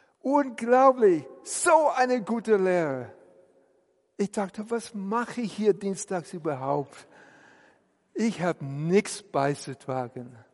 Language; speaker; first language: German; non-native, fluent; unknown